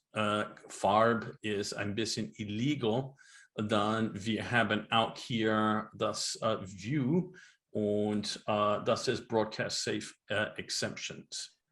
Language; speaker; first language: German; non-native, learner; English